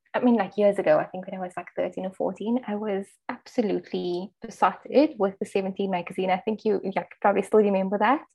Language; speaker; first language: English; native; English